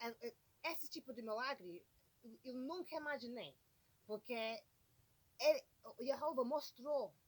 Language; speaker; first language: Portuguese; non-native, learner; English